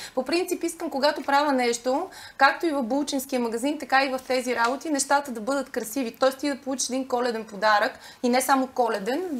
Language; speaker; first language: Bulgarian; native; Bulgarian